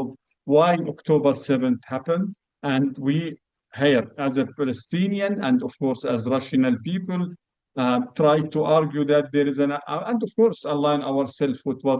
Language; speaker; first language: English; non-native, fluent; Arabic